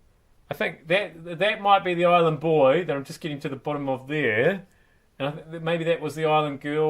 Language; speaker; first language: English; native; English